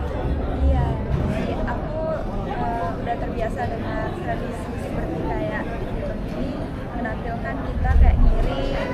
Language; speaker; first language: Indonesian; non-native, local second language; Balinese